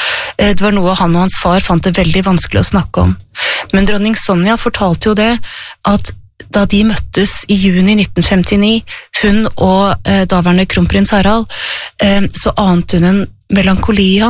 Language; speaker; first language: Norwegian; native; Norwegian